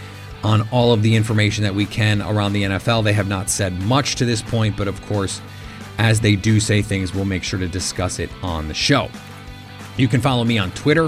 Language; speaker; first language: English; native; English